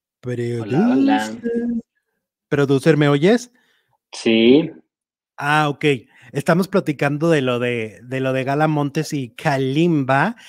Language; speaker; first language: Spanish; native; Spanish